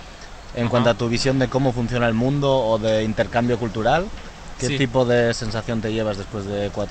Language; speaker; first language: Spanish; native; Spanish